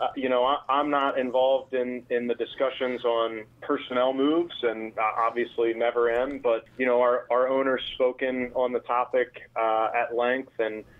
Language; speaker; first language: English; native; English